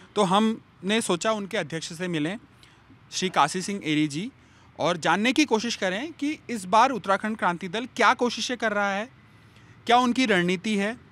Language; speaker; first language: Hindi; native; Hindi